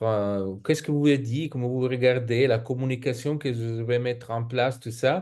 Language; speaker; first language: French; non-native, fluent; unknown